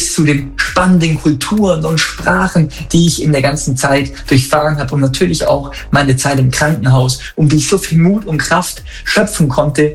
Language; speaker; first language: German; native; German